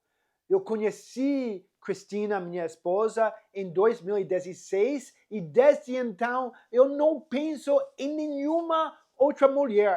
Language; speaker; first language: Portuguese; non-native, fluent; English